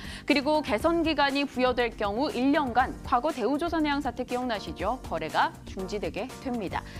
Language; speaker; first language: Korean; native; Korean